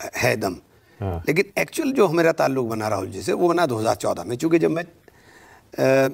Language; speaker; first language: Hindi; native; Hindi